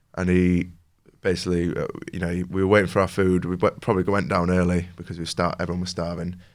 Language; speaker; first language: English; native; English